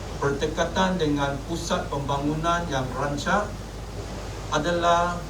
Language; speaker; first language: Malay; non-native, local second language; Chinese